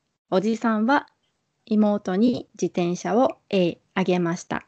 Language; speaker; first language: Japanese; native; Japanese